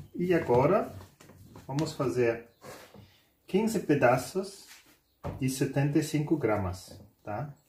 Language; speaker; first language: Portuguese; non-native, fluent; German